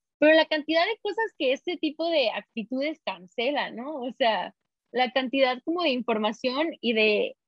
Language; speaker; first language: Spanish; early bilingual, heritage; Spanish